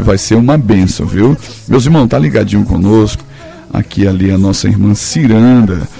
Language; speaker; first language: Portuguese; native; Portuguese